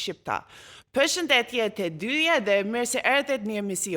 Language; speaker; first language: Albanian; non-native, learner; English